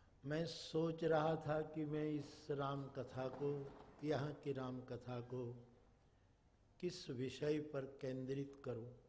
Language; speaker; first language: Hindi; non-native, local second language; Gujarati